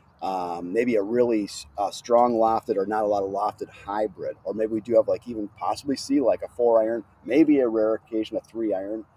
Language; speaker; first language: English; native; English